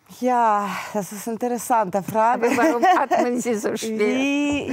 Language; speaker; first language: German; non-native, fluent; Russian